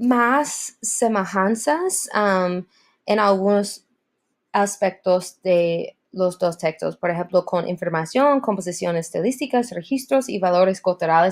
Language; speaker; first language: Spanish; non-native, learner; English